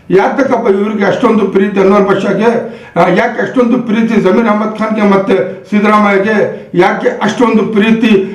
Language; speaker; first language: Kannada; non-native, local second language; Urdu